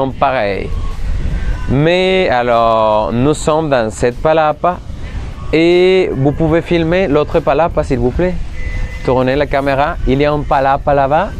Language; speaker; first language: French; non-native, fluent; Spanish